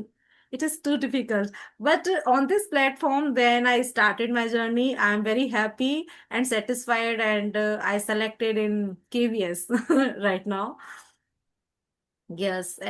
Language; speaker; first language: English; non-native, learner; Hindi